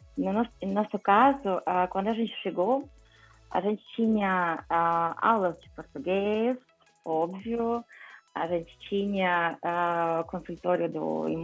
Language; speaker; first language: Portuguese; non-native, fluent; Ukrainian